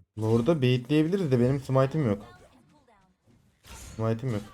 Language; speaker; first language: Turkish; native; Turkish